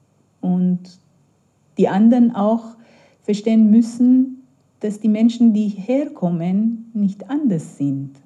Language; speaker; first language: German; non-native, fluent; Persian